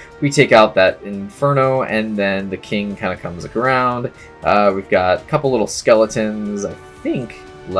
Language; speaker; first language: English; native; English